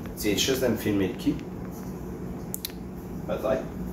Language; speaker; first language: French; native; French